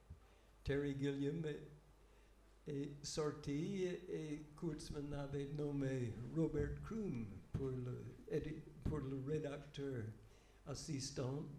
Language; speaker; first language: French; non-native, fluent; English